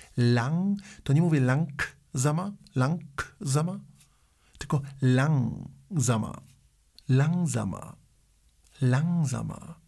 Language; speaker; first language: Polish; native; Polish